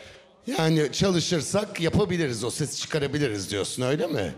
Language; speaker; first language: Turkish; native; Turkish